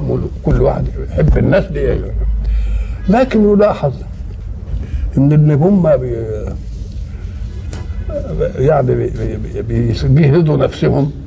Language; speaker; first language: Arabic; native; Arabic